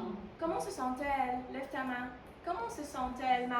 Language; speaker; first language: French; non-native, fluent; Spanish